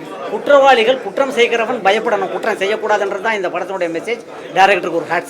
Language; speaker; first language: Tamil; native; Tamil